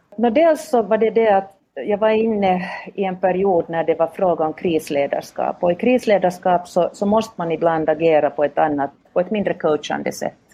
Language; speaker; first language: Swedish; native; Swedish